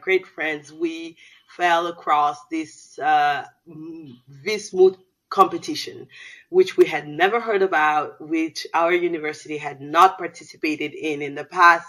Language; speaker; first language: English; non-native, fluent; Soninke